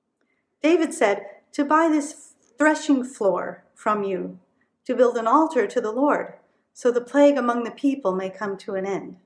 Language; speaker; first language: English; native; English